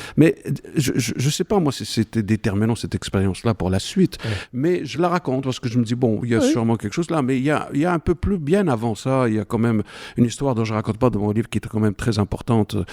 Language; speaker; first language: French; non-native, local second language; Arabic